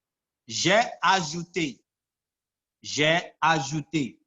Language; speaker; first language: French; non-native, fluent; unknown